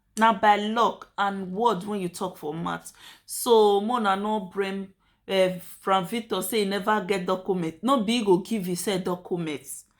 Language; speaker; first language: Nigerian Pidgin; native; Nigerian Pidgin